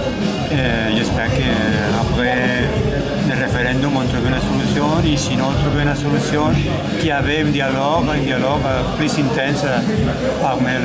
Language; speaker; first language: French; non-native, learner; Catalan